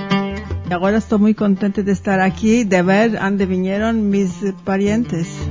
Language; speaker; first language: Spanish; early bilingual, heritage; Ladino